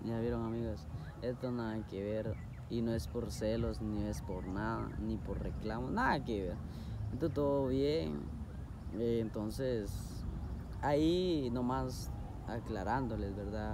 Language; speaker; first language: Spanish; native; Spanish